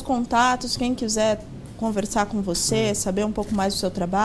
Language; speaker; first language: Portuguese; native; Portuguese